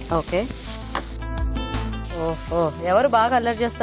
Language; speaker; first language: Telugu; native; Telugu